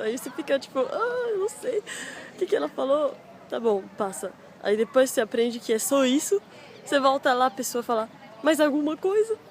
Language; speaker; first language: Portuguese; non-native, fluent; French